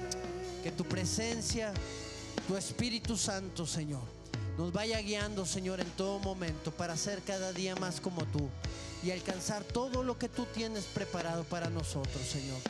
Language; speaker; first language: Spanish; native; Spanish